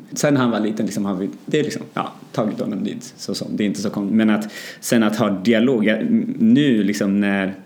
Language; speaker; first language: Swedish; early bilingual, other home language; Amharic